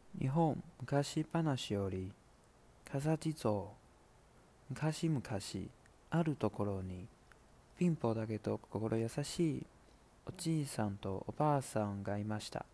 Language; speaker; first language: Japanese; non-native, learner; Chinese